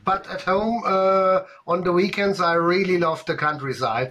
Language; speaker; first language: English; non-native, fluent; German